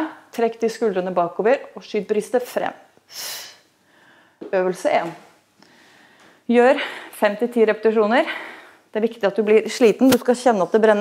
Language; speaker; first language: Norwegian; native; Norwegian